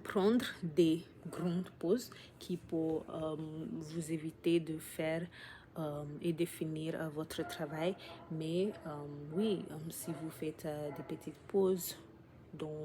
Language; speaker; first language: French; non-native, learner; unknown